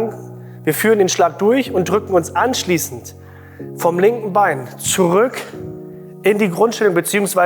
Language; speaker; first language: German; native; German